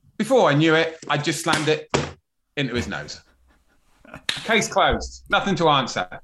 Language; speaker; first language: English; native; English